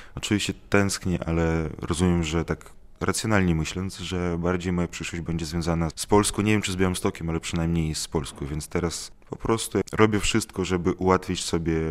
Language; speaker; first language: Polish; non-native, fluent; Ukrainian